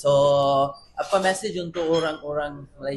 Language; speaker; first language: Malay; non-native, fluent; Urdu